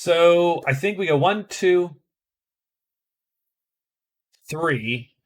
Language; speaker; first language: English; native; English